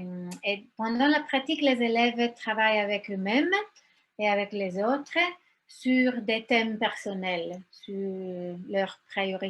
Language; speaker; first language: French; non-native, fluent; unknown